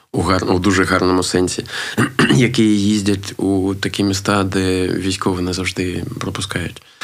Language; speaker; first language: Ukrainian; non-native, local second language; Russian